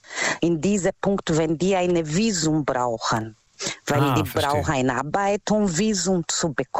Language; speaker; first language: German; non-native, fluent; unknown